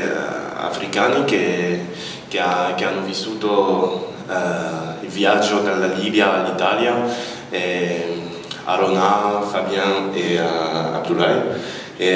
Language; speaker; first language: Italian; non-native, fluent; French